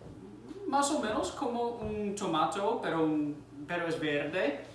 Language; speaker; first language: Spanish; non-native, fluent; English